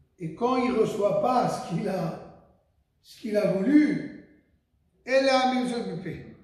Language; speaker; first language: French; native; French